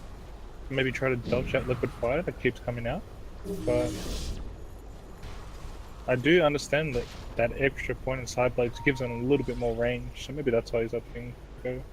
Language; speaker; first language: English; native; English